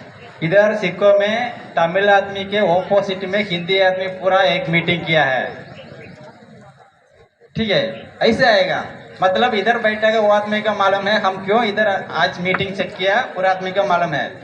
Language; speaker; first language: Hindi; non-native, local second language; Tamil